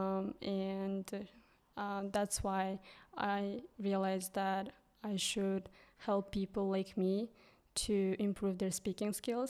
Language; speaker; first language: English; non-native, fluent; Kyrgyz